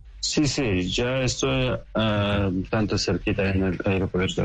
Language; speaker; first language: Spanish; non-native, learner; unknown